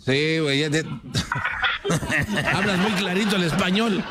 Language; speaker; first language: Spanish; native; Spanish